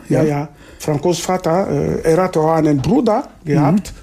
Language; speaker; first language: German; non-native, fluent; Lingala